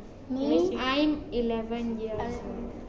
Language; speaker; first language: English; non-native, learner; Catalan